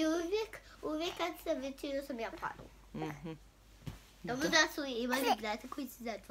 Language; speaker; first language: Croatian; early bilingual, heritage; Croatian